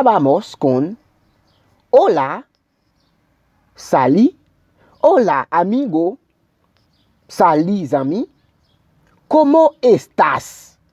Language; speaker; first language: Spanish; non-native, learner; Haitian Creole